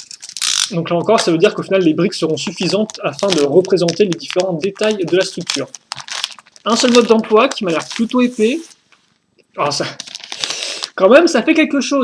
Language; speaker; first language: French; native; French